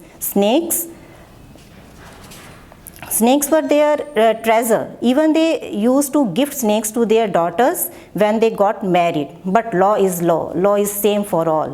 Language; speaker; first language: English; non-native, local second language; Gujarati